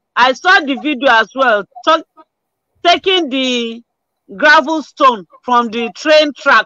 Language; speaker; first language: English; non-native, local second language; Yoruba